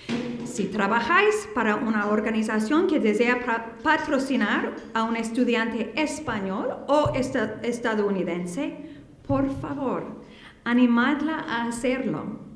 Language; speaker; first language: Spanish; non-native, fluent; English